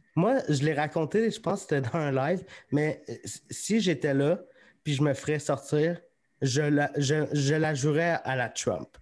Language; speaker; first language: French; native; French